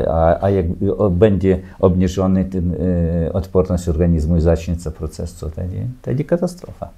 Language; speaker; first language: Polish; non-native, learner; Ukrainian